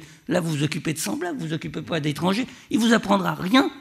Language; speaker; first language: French; native; French